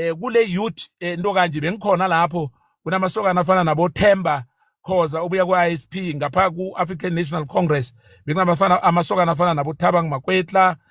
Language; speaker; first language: Zulu; non-native, local second language; South Ndebele